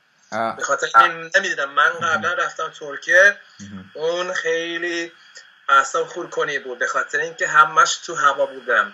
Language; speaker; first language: Persian; non-native, fluent; Spanish